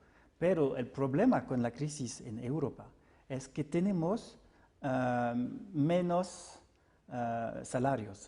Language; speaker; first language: Spanish; non-native, fluent; French